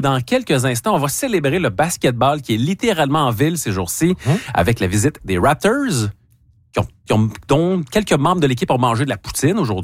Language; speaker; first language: French; native; French